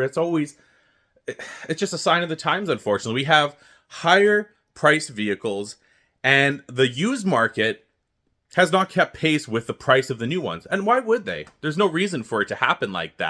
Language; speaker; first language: English; native; English